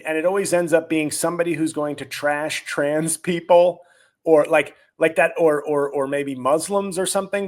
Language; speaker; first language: English; native; English